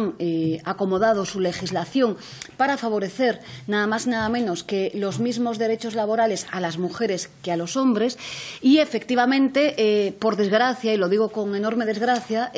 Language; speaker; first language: Spanish; native; Spanish